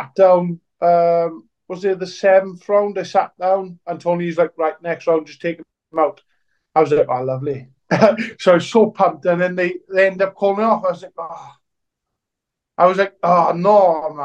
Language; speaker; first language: English; native; English